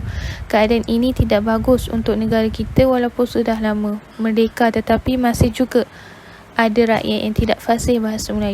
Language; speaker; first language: Malay; native; Malay